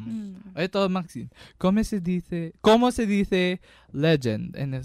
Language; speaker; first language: Spanish; non-native, learner; Filipino